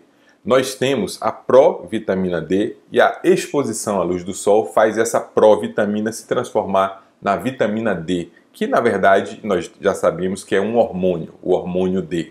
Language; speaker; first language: Portuguese; native; Portuguese